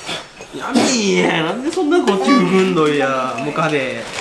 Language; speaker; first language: Japanese; native; Japanese